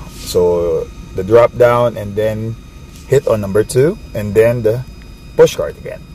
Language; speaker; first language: English; non-native, local second language; Filipino